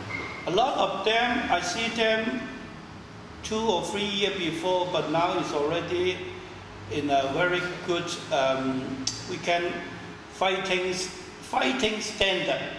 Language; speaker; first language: English; non-native, learner; Chinese